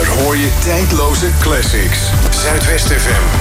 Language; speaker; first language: Dutch; native; Dutch